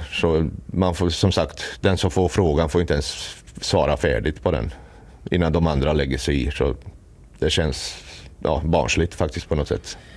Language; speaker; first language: Swedish; non-native, fluent; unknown